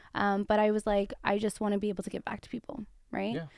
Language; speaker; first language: English; early bilingual, other home language; Tigrinya